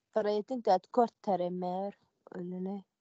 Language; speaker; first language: Swedish; non-native, learner; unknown